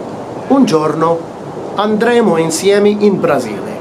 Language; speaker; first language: Italian; non-native, fluent; English